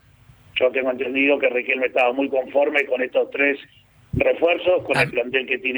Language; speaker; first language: Spanish; native; Spanish